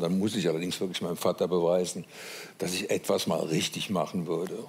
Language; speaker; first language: German; native; German